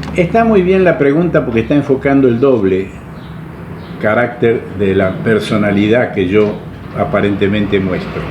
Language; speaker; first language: Spanish; native; Spanish